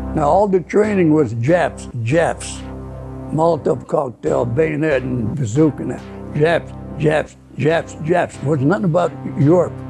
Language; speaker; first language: English; early bilingual, other home language; Italian